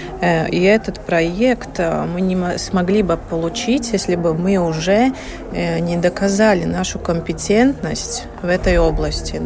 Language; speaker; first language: Russian; non-native, local second language; Latvian